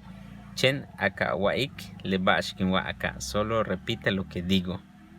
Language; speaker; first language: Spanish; non-native, local second language; Yucateco